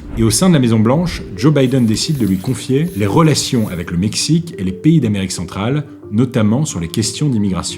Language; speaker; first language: French; native; French